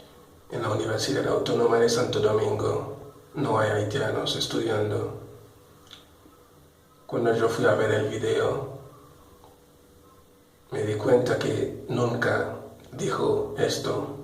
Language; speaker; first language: Spanish; non-native, local second language; Haitian Creole